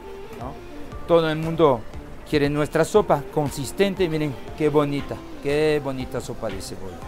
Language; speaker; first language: Spanish; non-native, fluent; French